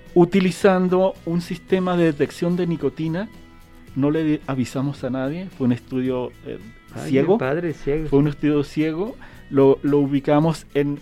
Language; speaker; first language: Spanish; native; Spanish